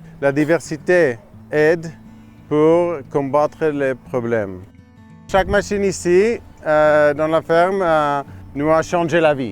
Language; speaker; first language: French; non-native, fluent; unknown